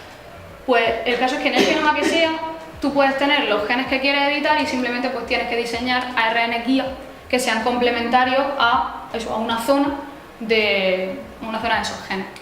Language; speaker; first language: Spanish; native; Spanish